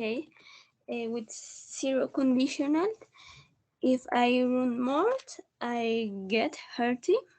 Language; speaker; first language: English; non-native, learner; Spanish